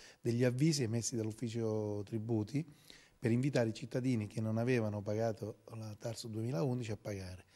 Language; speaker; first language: Italian; native; Italian